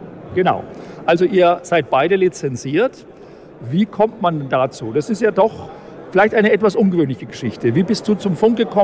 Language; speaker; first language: German; native; German